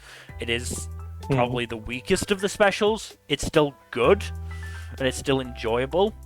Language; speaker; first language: English; native; English